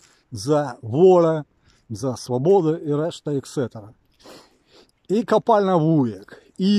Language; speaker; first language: Polish; non-native, fluent; Ukrainian